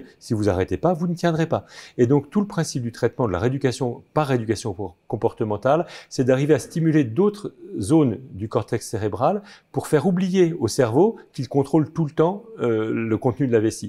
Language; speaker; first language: French; native; French